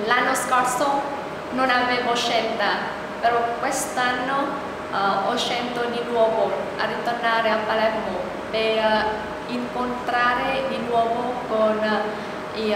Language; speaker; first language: Italian; non-native, learner; Vietnamese